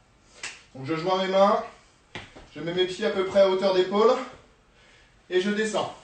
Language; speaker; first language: French; native; French